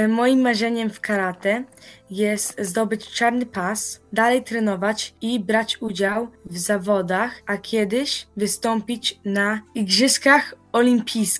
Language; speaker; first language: Polish; early bilingual, heritage; Polish